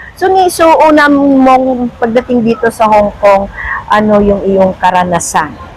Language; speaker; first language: Filipino; native; Filipino